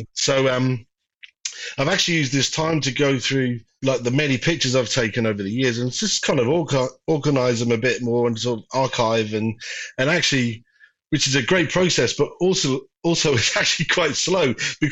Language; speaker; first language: English; native; English